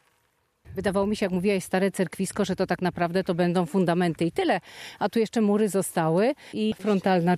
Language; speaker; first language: Polish; native; Polish